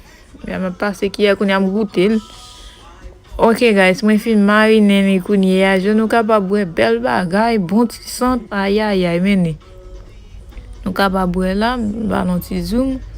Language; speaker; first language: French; non-native, local second language; Haitian Creole